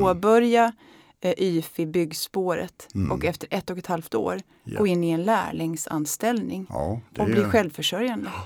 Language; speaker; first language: Swedish; native; Swedish